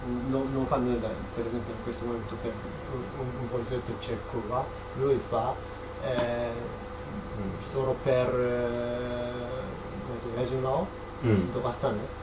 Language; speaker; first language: Italian; non-native, fluent; Japanese